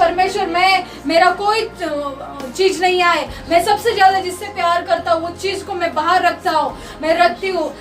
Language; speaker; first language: Hindi; non-native, local second language; Marathi